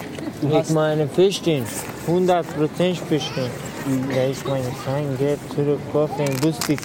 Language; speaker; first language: German; non-native, learner; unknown